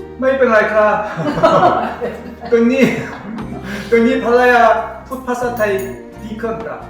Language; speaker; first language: Thai; non-native, learner; Korean